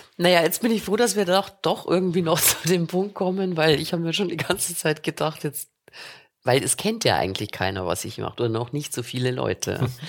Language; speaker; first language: German; native; German